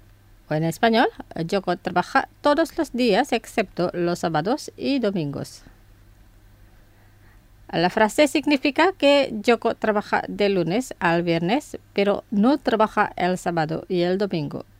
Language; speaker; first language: Spanish; non-native, fluent; Indonesian